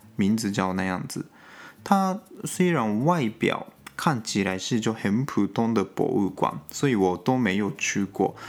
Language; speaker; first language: Chinese; non-native, fluent; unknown